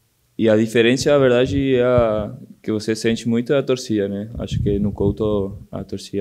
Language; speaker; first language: Portuguese; non-native, local second language; Spanish